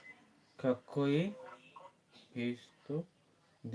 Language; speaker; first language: Japanese; non-native, learner; Hindi